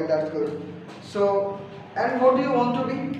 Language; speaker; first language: English; non-native, fluent; Hindi